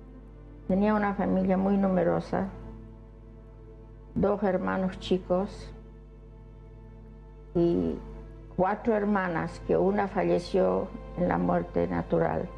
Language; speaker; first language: Spanish; non-native, fluent; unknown